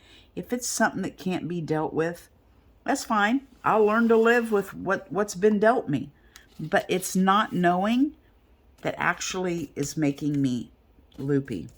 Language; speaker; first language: English; native; English